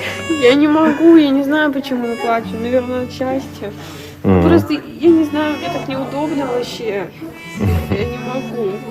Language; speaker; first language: Russian; native; Russian